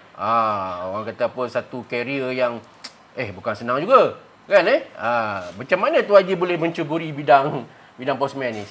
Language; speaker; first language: Malay; native; Malay